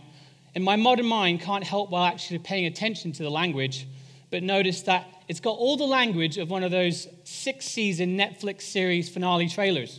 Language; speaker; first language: English; native; English